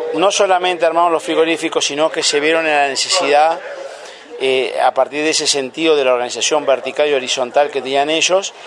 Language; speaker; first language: Spanish; native; Spanish